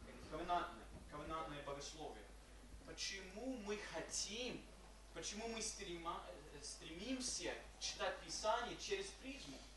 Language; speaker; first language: Russian; non-native, fluent; English